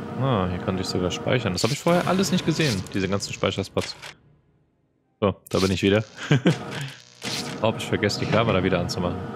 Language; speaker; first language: German; native; German